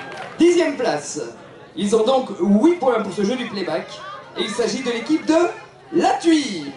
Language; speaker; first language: French; native; French